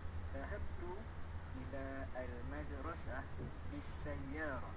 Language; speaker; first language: Arabic; non-native, learner; Malay